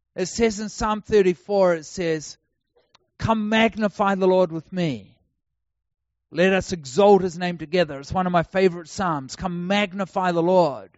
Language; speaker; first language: English; native; English